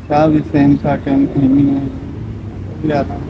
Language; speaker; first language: Filipino; non-native, learner; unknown